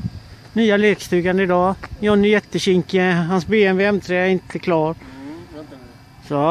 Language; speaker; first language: Swedish; native; Swedish